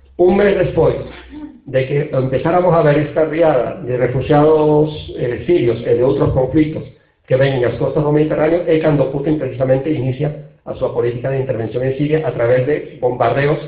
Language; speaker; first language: Spanish; native; Spanish